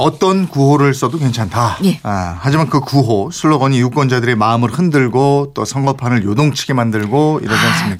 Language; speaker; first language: Korean; native; Korean